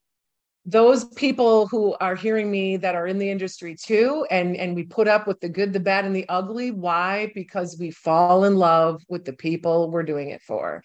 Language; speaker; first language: English; native; English